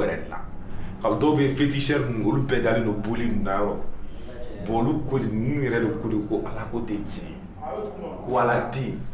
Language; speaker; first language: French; non-native, local second language; Bambara